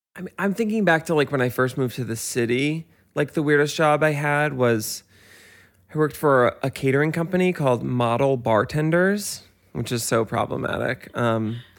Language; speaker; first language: English; native; English